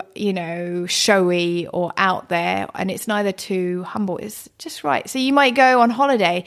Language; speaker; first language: English; early bilingual, other home language; German